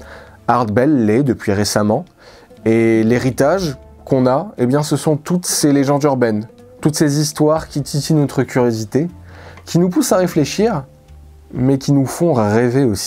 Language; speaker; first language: French; native; French